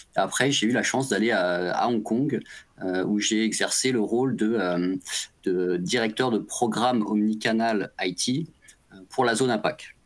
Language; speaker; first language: French; native; French